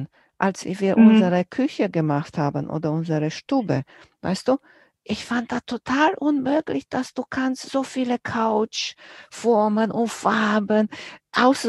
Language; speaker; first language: German; non-native, fluent; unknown